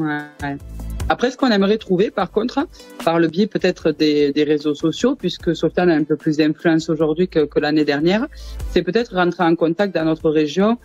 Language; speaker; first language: French; native; French